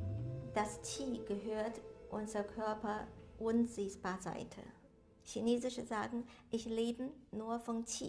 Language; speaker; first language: German; non-native, learner; Chinese